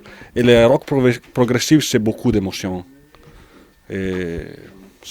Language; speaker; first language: French; non-native, learner; Italian